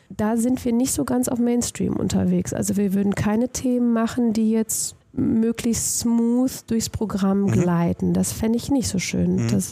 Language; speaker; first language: German; native; German